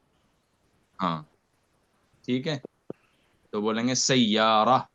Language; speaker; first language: Hindi; native; Hindi